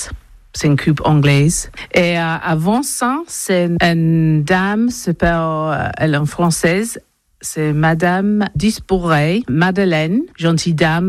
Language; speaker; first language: French; non-native, learner; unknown